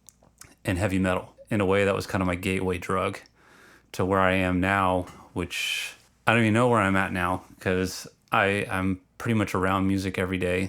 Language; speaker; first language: English; native; English